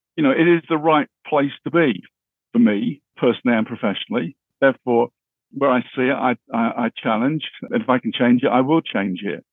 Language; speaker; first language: English; native; English